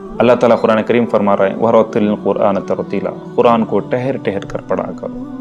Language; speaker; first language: Urdu; native; Urdu